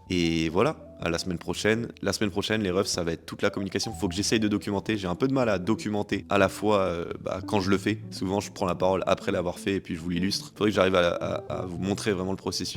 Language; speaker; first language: French; native; French